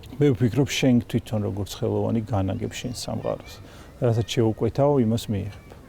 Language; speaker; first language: Georgian; native; Georgian